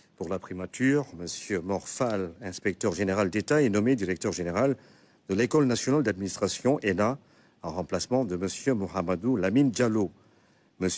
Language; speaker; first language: French; non-native, local second language; Wolof